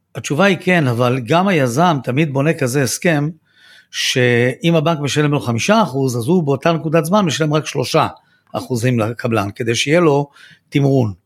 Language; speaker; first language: Hebrew; native; Hebrew